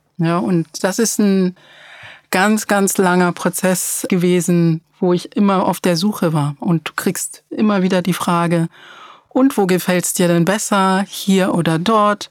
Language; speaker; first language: German; early bilingual, other home language; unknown